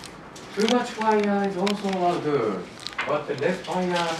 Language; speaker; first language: English; non-native, learner; Japanese